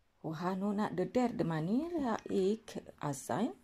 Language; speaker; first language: Dutch; non-native, learner; Indonesian